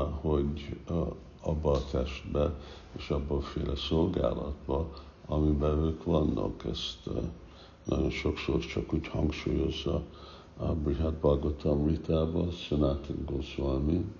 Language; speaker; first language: Hungarian; non-native, fluent; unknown